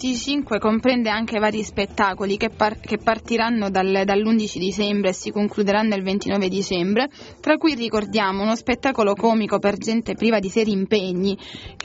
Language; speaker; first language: Italian; native; Italian